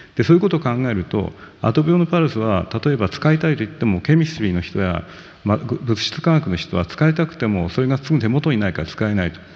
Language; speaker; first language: Japanese; native; Japanese